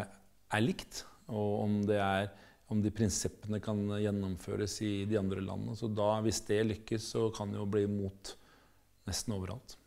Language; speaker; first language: Norwegian; native; Norwegian